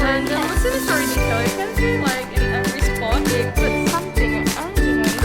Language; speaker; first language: English; non-native, fluent; Indonesian